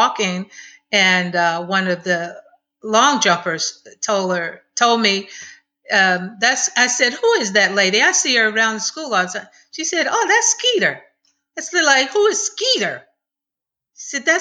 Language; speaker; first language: English; native; English